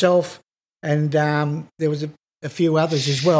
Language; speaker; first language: English; native; English